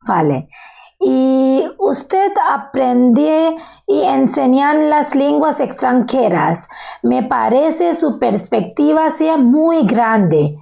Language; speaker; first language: Spanish; non-native, learner; Bangla